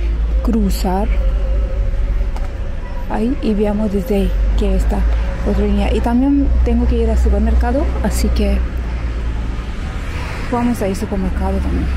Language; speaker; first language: Spanish; non-native, learner; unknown